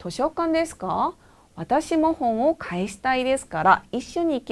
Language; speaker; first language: Japanese; non-native, fluent; Korean